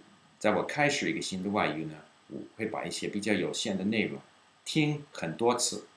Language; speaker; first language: Chinese; non-native, fluent; English